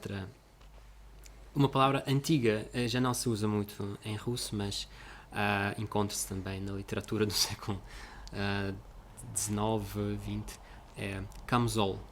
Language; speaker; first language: Portuguese; non-native, fluent; Russian